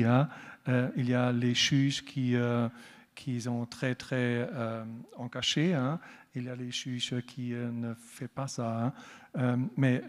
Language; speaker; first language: French; non-native, learner; German